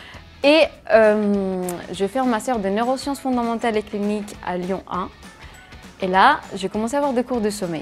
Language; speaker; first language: French; non-native, fluent; Spanish